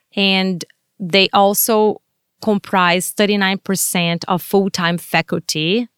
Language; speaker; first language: English; non-native, fluent; Portuguese